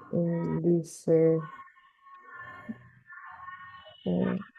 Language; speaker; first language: German; non-native, learner; Indonesian